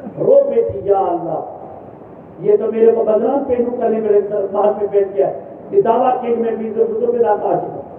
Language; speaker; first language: Urdu; non-native, local second language; Sindhi